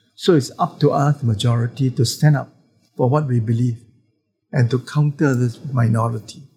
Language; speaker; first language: English; non-native, local second language; Chinese